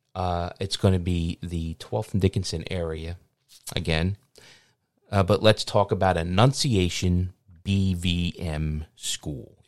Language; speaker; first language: English; native; English